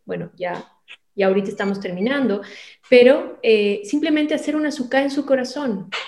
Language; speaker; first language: Spanish; native; Spanish